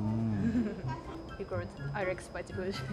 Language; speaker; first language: English; non-native, learner; Japanese